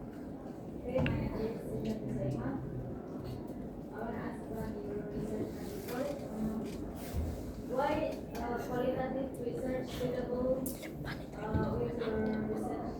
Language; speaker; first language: English; non-native, learner; Indonesian